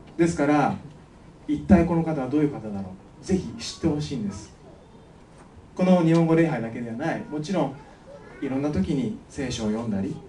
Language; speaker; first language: Japanese; native; Japanese